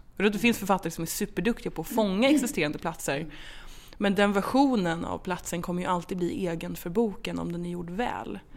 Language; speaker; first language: Swedish; native; Swedish